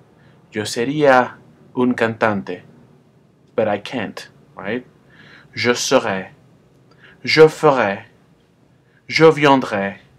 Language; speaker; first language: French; non-native, fluent; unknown